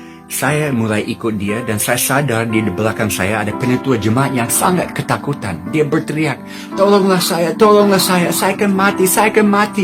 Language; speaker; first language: Indonesian; non-native, fluent; English